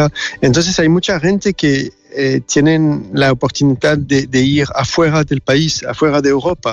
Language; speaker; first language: Spanish; non-native, learner; French